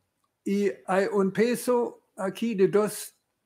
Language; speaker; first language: Spanish; non-native, fluent; German